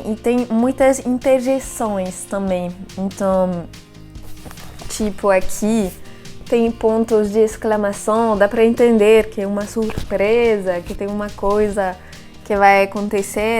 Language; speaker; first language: Portuguese; non-native, fluent; French